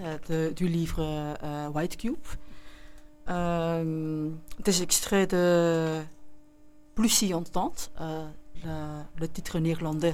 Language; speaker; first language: French; non-native, local second language; Dutch